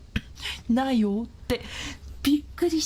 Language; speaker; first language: Japanese; non-native, learner; English